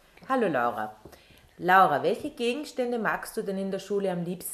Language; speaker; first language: German; native; German